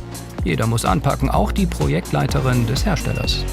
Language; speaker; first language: German; native; German